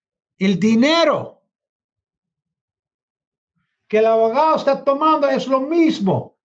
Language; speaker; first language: Spanish; non-native, learner; English